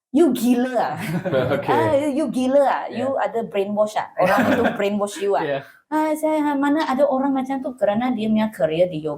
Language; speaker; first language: Indonesian; non-native, learner; Malay